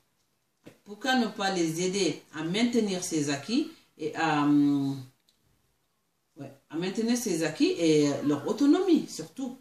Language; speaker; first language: French; non-native, local second language; Mandingo